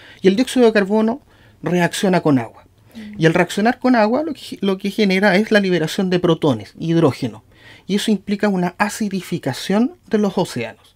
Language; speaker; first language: Spanish; native; Spanish